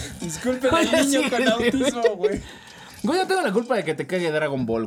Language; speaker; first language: Spanish; native; Spanish